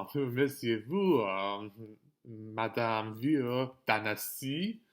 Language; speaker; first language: French; non-native, learner; English